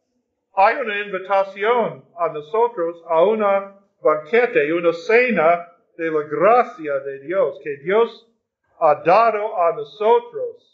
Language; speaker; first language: Spanish; non-native, fluent; English